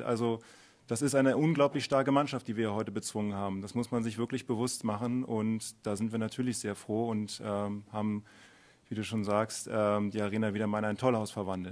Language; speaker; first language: German; native; German